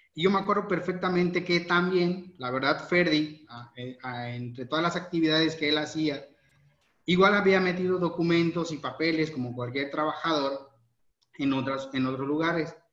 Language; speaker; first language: Spanish; native; Spanish